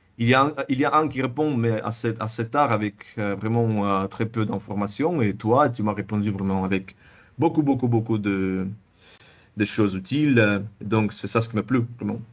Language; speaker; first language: French; non-native, fluent; Russian